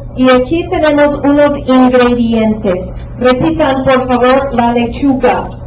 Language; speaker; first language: Spanish; non-native, fluent; English